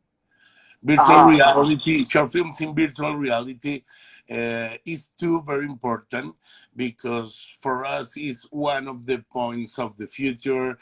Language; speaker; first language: English; non-native, learner; Spanish